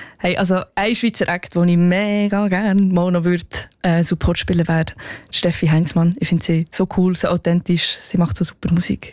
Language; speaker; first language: German; native; German